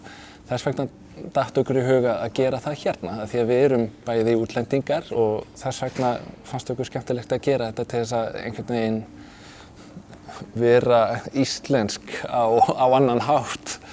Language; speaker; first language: Icelandic; non-native, fluent; Danish